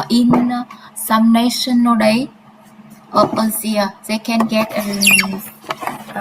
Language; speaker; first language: English; non-native, learner; Vietnamese